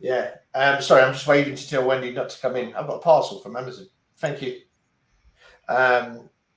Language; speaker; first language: English; native; English